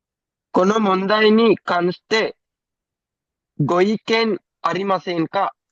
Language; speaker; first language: Japanese; non-native, learner; Sinhala